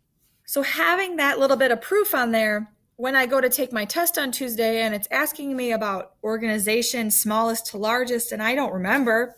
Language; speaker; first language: English; native; English